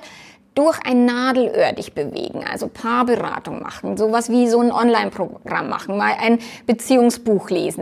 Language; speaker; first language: German; native; German